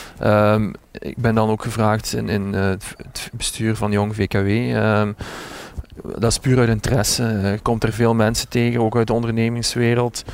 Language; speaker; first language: Dutch; native; Dutch